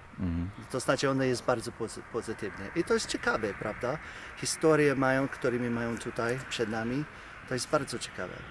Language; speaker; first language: Polish; non-native, fluent; English